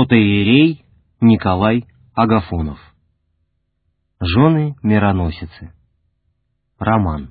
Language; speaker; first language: Russian; native; Russian